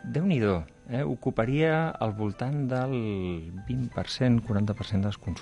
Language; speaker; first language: Catalan; native; Catalan